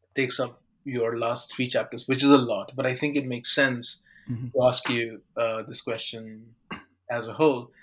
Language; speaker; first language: English; non-native, local second language; Bangla